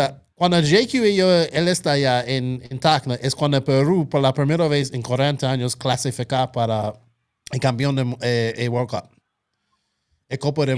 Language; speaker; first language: Spanish; non-native, local second language; English